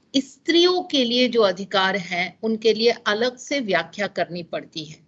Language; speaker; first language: Hindi; non-native, local second language; Gujarati